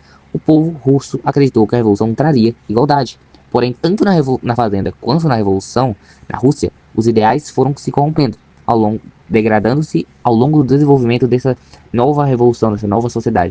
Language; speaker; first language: Portuguese; native; Portuguese